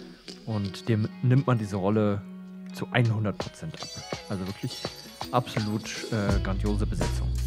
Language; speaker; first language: German; native; German